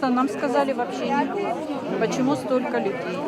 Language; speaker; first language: Russian; native; Russian